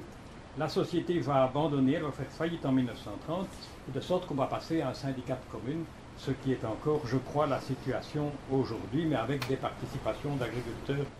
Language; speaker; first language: French; native; French